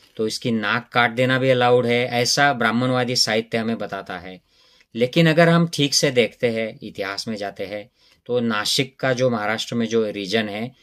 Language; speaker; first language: Hindi; non-native, local second language; Marathi